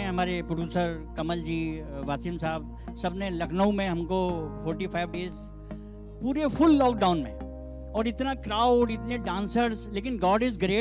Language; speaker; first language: Hindi; native; Hindi